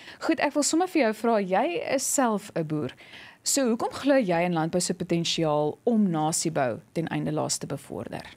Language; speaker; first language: Afrikaans; native; Afrikaans